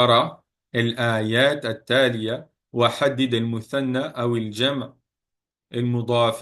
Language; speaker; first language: Arabic; non-native, fluent; French